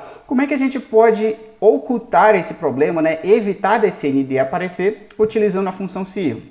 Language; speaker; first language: Portuguese; native; Portuguese